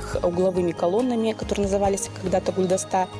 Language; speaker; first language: Russian; native; Russian